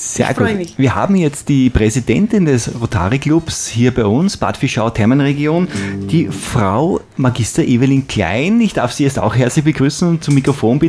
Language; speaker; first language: German; native; German